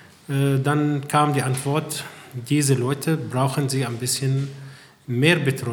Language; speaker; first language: German; non-native, fluent; Arabic